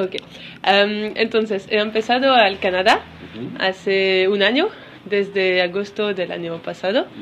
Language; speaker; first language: Spanish; non-native, learner; French